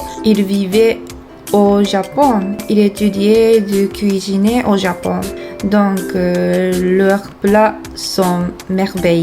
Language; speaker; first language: French; non-native, fluent; Japanese